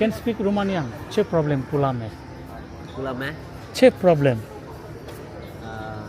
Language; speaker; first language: Romanian; non-native, learner; Bangla